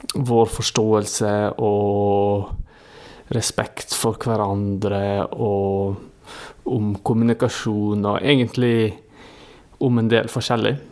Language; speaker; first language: Norwegian; native; Norwegian